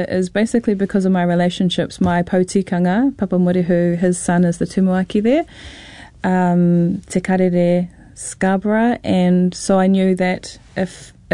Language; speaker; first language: English; non-native, local second language; Māori